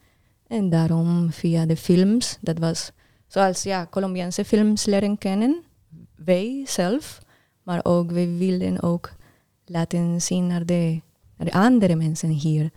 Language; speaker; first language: Dutch; non-native, learner; Spanish